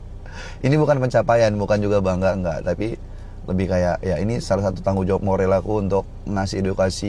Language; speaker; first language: Indonesian; native; Indonesian